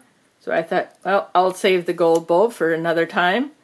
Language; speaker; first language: English; native; English